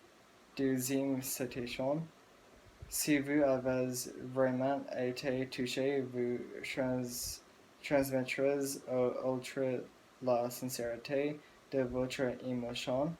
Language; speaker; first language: French; non-native, learner; English